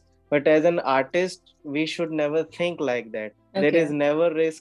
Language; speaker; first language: English; non-native, local second language; Hindi